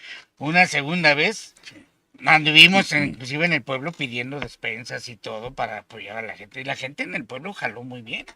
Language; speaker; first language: Spanish; native; Spanish